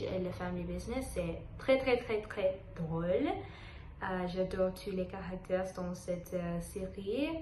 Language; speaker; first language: French; non-native, learner; Telugu